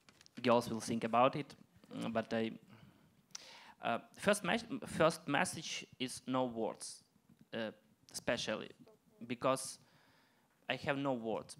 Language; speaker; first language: English; non-native, learner; Ukrainian